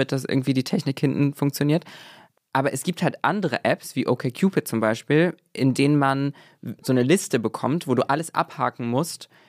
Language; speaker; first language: German; native; German